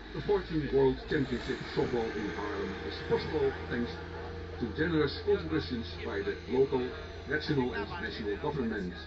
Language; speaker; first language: English; non-native, fluent; Dutch